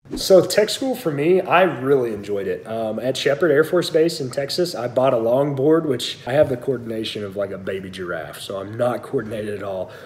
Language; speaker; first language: English; native; English